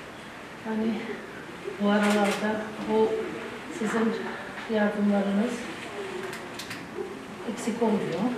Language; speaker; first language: Turkish; non-native, fluent; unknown